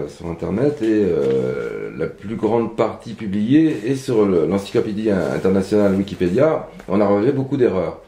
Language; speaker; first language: French; native; French